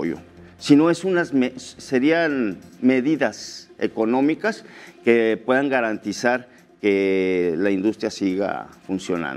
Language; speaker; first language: Spanish; native; Spanish